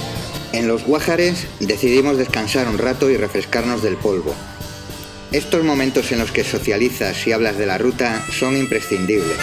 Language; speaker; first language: Spanish; native; Spanish